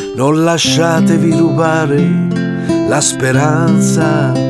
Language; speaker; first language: Swedish; non-native, fluent; Italian